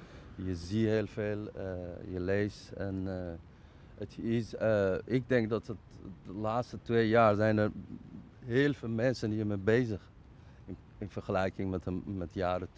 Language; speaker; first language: Dutch; non-native, fluent; Persian